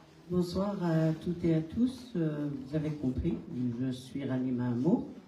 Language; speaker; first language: French; non-native, local second language; Kabyle